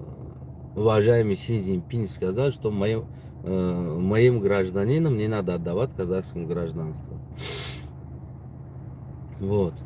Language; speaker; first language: Russian; non-native, local second language; Tajik